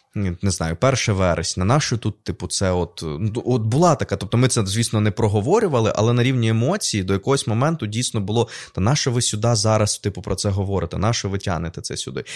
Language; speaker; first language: Ukrainian; non-native, local second language; Russian